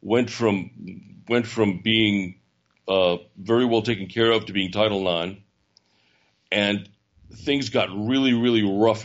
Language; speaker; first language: English; native; English